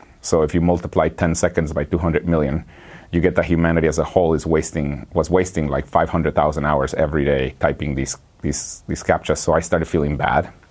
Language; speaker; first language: English; non-native, fluent; Spanish